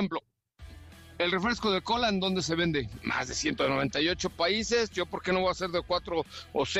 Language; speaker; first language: Spanish; native; Spanish